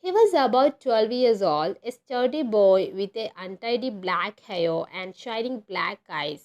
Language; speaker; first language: English; non-native, local second language; Malayalam